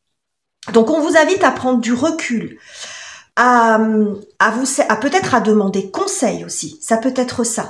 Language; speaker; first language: French; native; French